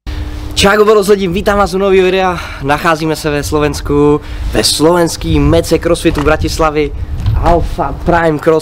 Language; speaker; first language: Czech; native; Czech